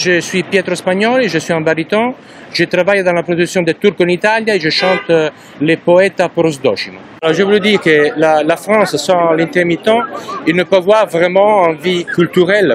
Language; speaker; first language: French; non-native, fluent; Italian